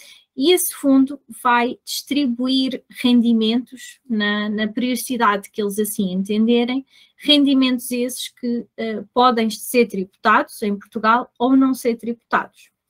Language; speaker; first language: Portuguese; native; Portuguese